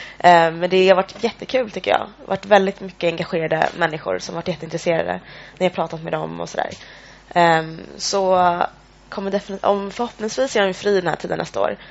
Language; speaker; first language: Swedish; early bilingual, other home language; Tigrinya